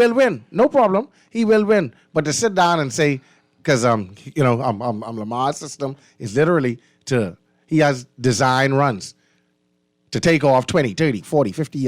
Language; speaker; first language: English; native; English